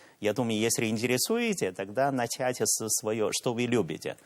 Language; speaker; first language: Russian; non-native, learner; Chinese